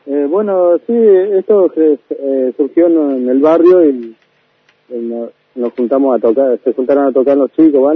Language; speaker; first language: Spanish; native; Spanish